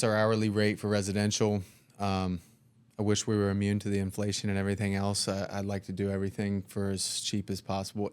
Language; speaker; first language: English; native; English